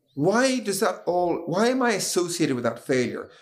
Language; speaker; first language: English; native; English